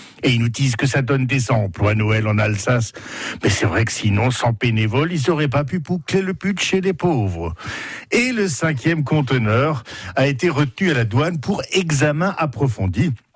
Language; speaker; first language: French; native; French